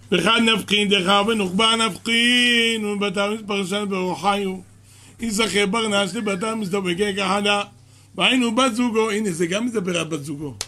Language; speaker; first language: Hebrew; native; Hebrew